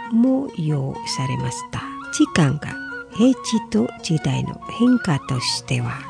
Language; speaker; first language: Japanese; non-native, fluent; Indonesian